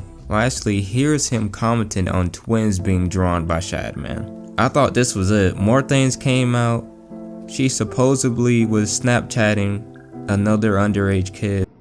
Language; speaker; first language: English; native; English